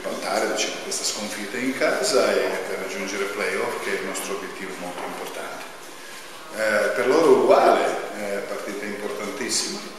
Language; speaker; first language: Italian; non-native, fluent; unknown